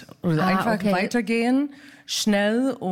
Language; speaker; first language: German; non-native, fluent; English